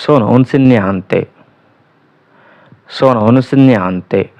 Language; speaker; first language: Italian; non-native, fluent; Urdu